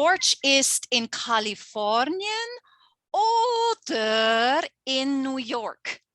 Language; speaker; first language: German; non-native, fluent; English